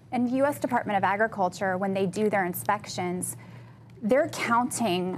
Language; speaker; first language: English; native; English